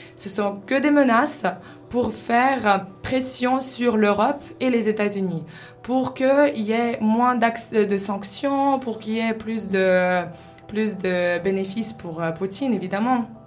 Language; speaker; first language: French; non-native, fluent; Ukrainian